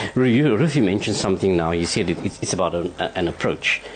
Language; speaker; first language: English; non-native, local second language; Afrikaans